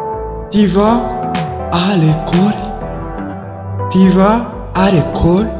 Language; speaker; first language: French; non-native, learner; Kinyarwanda